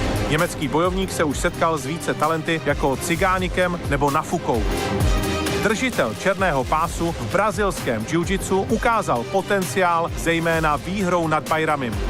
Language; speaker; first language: Czech; native; Czech